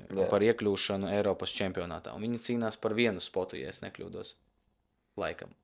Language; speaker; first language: Latvian; native; Latvian